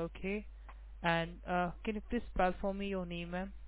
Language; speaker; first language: English; non-native, local second language; Gujarati